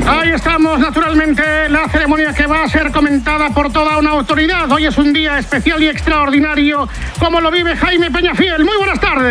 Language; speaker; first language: Spanish; native; Spanish